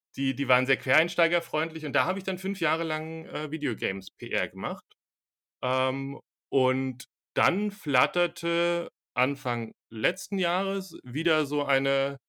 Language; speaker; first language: German; non-native, fluent; Slovenian